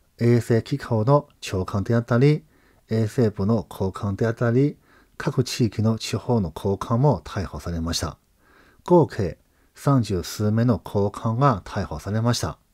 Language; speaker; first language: Japanese; non-native, fluent; Chinese